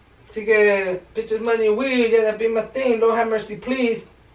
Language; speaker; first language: English; early bilingual, other home language; Spanish